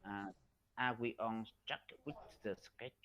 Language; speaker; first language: English; non-native, learner; Vietnamese